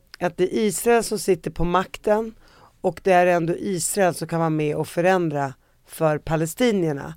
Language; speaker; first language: Swedish; early bilingual, other home language; Arabic